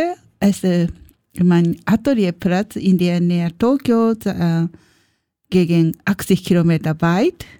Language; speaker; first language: German; non-native, learner; Japanese